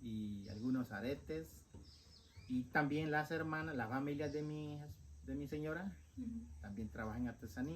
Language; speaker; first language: Spanish; non-native, local second language; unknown